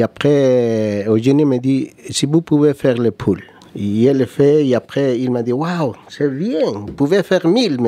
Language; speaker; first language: French; non-native, learner; Spanish